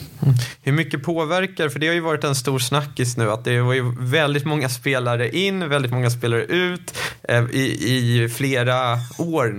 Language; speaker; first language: Swedish; native; Swedish